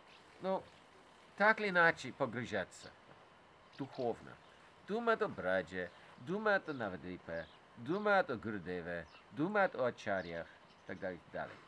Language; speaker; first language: Russian; non-native, fluent; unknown